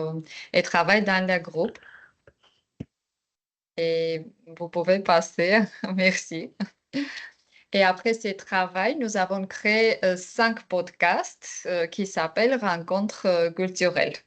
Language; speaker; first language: French; non-native, learner; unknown